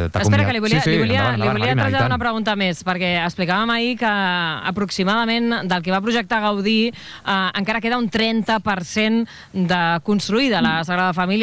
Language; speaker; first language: Catalan; native; Catalan